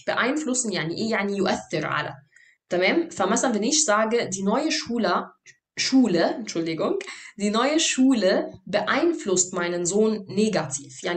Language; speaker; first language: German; non-native, fluent; Arabic